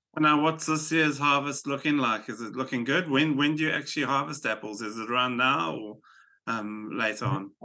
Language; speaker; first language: English; native; English